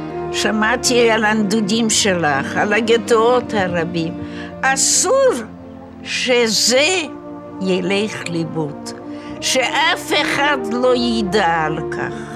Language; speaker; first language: Hebrew; non-native, fluent; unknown